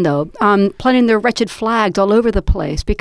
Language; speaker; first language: English; native; English